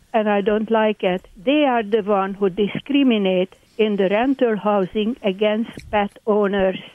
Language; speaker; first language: English; non-native, learner; Hungarian